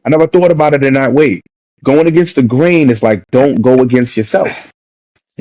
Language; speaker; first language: English; native; English